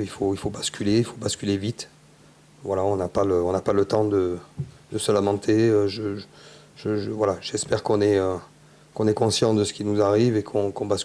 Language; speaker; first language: French; native; French